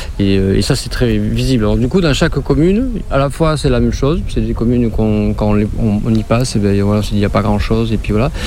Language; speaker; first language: French; native; French